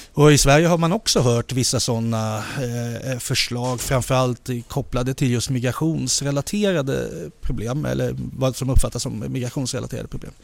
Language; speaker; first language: Swedish; native; Swedish